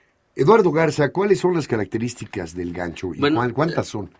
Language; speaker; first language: Spanish; native; Spanish